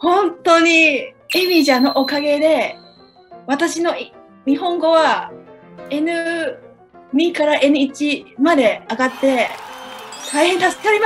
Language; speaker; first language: Japanese; non-native, fluent; Cantonese